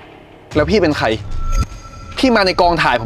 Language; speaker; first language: Thai; native; Thai